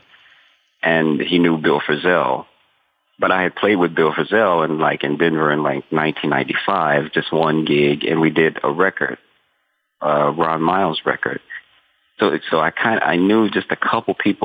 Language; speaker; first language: English; native; English